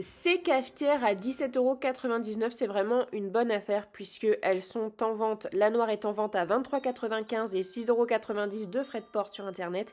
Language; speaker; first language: French; native; French